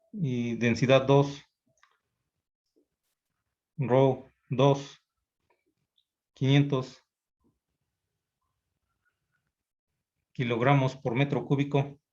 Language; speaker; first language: Spanish; native; Spanish